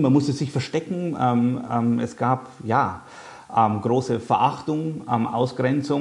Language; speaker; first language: German; native; German